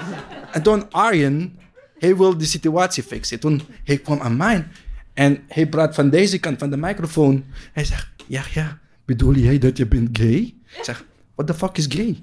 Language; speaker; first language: Dutch; non-native, learner; Arabic